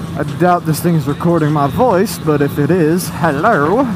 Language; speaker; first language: English; native; English